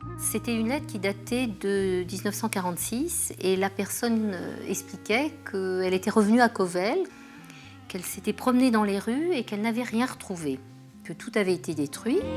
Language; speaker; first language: French; native; French